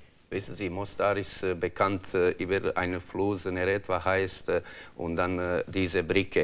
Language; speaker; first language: German; non-native, learner; Croatian